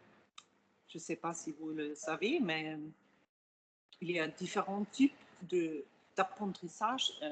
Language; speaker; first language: French; non-native, fluent; German